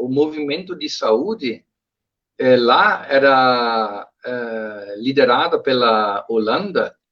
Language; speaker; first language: Portuguese; non-native, fluent; German